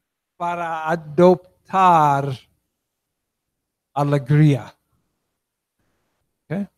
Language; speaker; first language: Spanish; non-native, learner; English